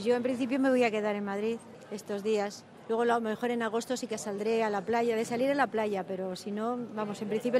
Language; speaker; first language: Spanish; native; Spanish